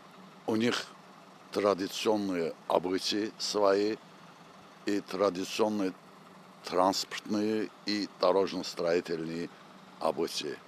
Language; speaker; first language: Russian; non-native, local second language; Azerbaijani